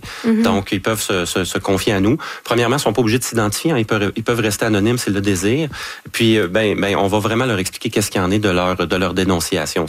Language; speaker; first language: French; native; French